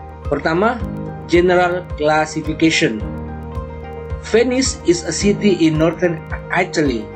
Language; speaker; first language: English; non-native, fluent; Indonesian